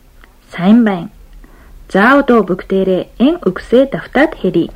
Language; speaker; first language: Mongolian; non-native, fluent; Japanese